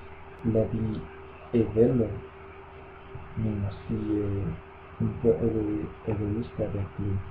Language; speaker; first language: French; non-native, learner; Spanish